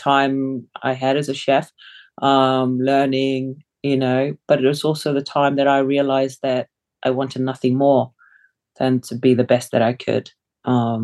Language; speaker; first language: English; early bilingual, other home language; Samoan